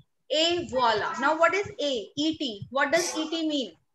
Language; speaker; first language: English; non-native, local second language; Hindi